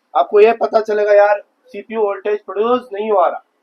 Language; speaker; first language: Hindi; non-native, local second language; Kannada